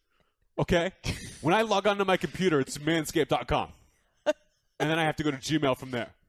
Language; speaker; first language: English; native; English